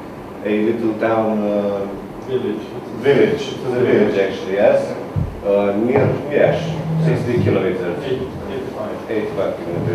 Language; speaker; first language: English; non-native, learner; Romanian